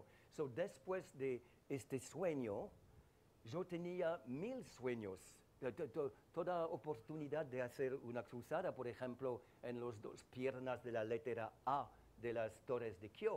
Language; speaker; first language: Spanish; non-native, fluent; French